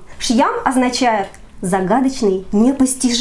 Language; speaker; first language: Russian; native; Russian